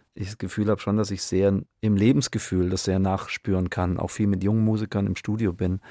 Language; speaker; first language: German; native; German